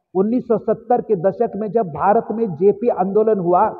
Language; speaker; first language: Hindi; non-native, local second language; Marathi